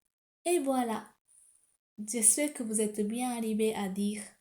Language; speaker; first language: French; non-native, fluent; Japanese